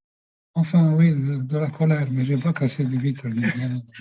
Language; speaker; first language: French; non-native, fluent; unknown